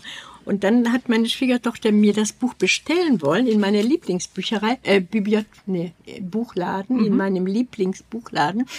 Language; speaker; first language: German; native; German